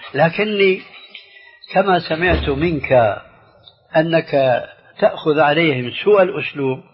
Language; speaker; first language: Arabic; early bilingual, other home language; Albanian